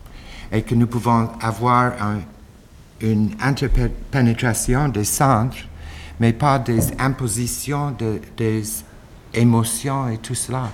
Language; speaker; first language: French; non-native, fluent; English